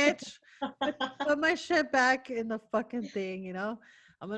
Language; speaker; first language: English; early bilingual, other home language; Spanish